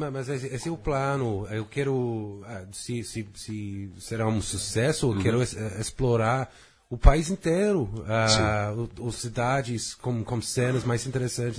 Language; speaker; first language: Portuguese; non-native, fluent; English